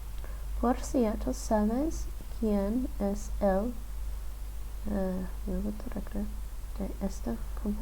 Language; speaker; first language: Spanish; non-native, learner; English